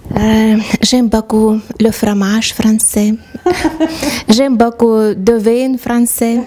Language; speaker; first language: French; non-native, learner; Russian